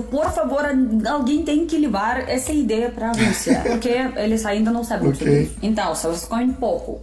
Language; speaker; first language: Portuguese; non-native, fluent; Russian